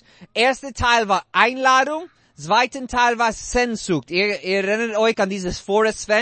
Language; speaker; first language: German; non-native, fluent; English